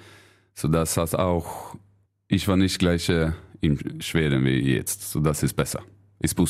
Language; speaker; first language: German; non-native, learner; Swedish